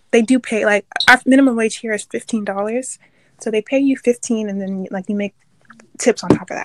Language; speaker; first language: English; native; English